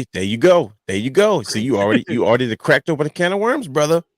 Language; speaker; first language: English; native; English